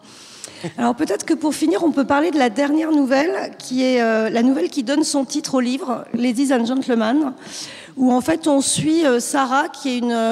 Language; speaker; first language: French; native; French